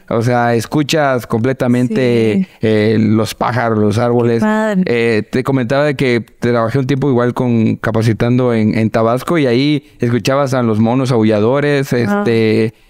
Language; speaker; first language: Spanish; native; Spanish